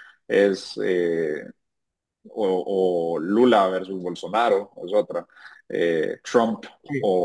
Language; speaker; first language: Spanish; native; Spanish